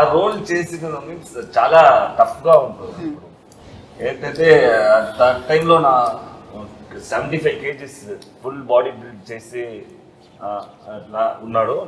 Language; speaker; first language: Telugu; non-native, learner; Tamil